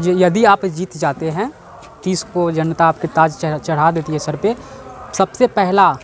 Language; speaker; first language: Hindi; native; Hindi